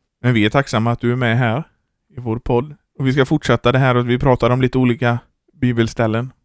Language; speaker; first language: Swedish; native; Swedish